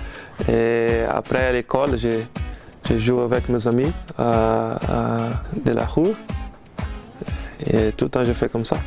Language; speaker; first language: French; non-native, learner; Portuguese